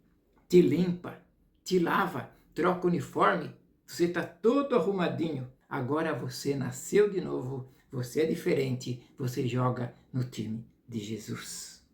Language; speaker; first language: Portuguese; native; Portuguese